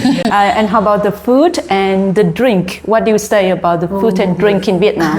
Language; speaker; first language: English; non-native, learner; Vietnamese